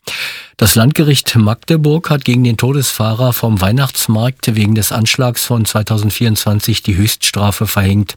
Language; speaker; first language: German; native; German